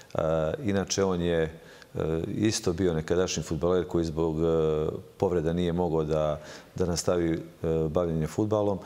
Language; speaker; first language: Serbian; native; Serbian